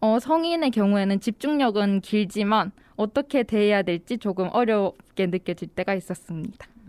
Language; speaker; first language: Korean; native; Korean